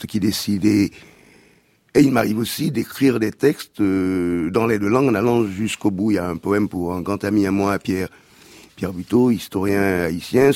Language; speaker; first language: French; non-native, local second language; Haitian Creole